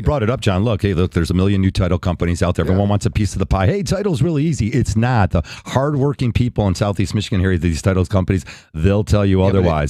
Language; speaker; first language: English; native; English